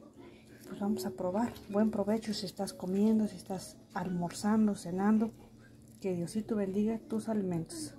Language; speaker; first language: Spanish; native; Spanish